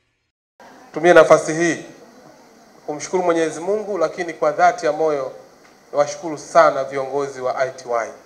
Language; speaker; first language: Swahili; native; Swahili